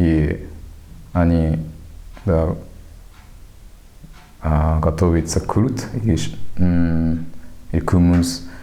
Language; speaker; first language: Russian; non-native, learner; Japanese